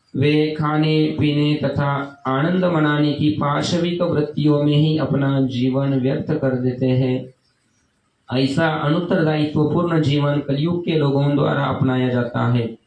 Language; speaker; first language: Hindi; non-native, local second language; Marathi